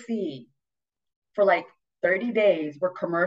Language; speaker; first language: English; native; English